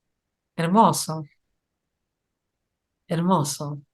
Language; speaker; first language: Spanish; native; Spanish